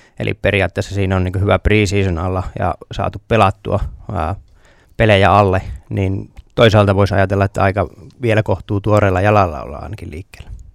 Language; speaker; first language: Finnish; native; Finnish